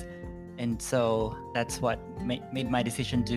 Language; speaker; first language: English; non-native, local second language; Filipino